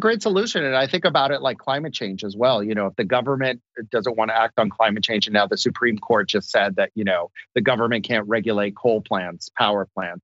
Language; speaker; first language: English; native; English